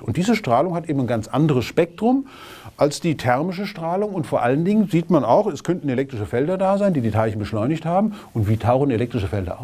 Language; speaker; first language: German; native; German